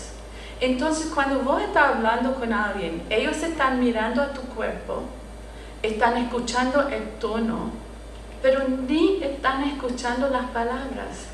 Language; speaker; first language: Spanish; non-native, fluent; English